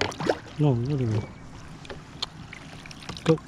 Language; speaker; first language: English; native; English